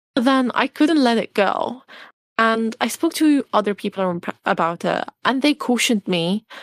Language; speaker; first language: English; non-native, fluent; Arabic